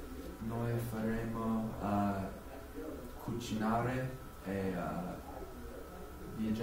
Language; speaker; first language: Italian; non-native, learner; English